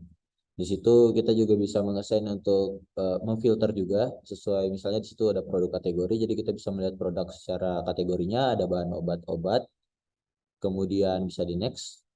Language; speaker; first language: Indonesian; native; Indonesian